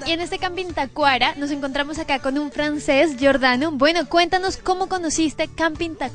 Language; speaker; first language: Spanish; native; Spanish